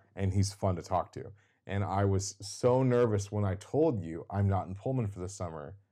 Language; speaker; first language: English; native; English